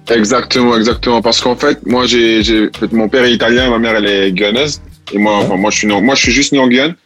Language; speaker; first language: French; early bilingual, heritage; Italian